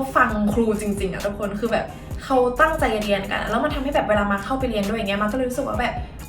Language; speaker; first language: Thai; native; Thai